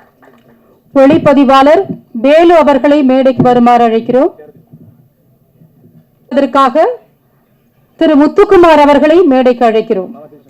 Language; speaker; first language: Tamil; native; Tamil